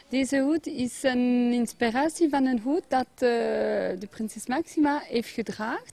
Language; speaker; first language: Dutch; non-native, learner; French